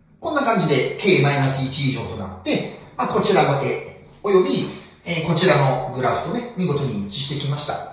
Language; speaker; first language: Japanese; native; Japanese